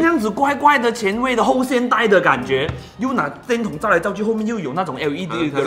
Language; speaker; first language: Chinese; native; Chinese